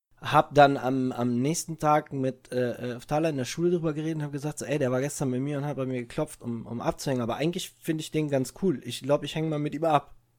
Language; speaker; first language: German; early bilingual, other home language; Italian